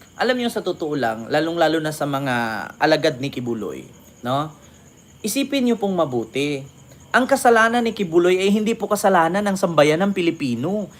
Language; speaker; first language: Filipino; native; Filipino